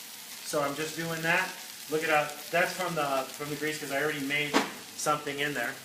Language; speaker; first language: English; native; English